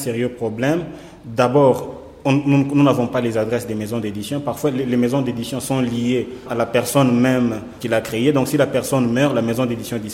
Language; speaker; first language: French; non-native, local second language; Swahili